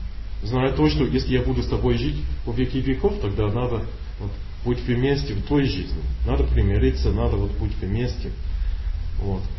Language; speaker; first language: Russian; non-native, learner; English